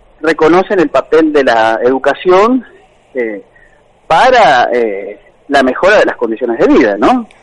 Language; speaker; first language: Spanish; native; Spanish